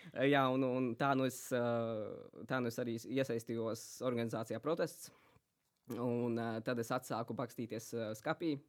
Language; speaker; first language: Latvian; native; Latvian